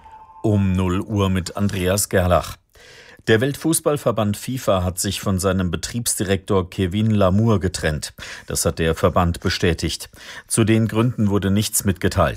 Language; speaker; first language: German; native; German